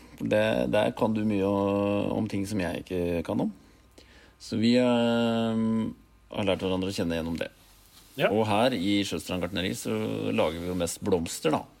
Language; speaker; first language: Norwegian; native; Norwegian